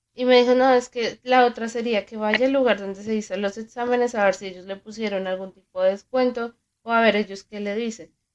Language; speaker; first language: Spanish; native; Spanish